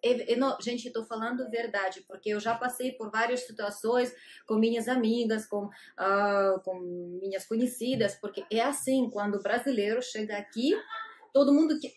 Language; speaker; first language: Portuguese; non-native, fluent; Russian